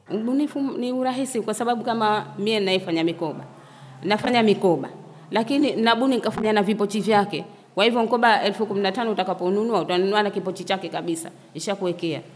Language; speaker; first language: Swahili; native; Swahili